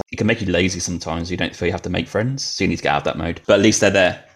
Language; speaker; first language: English; native; English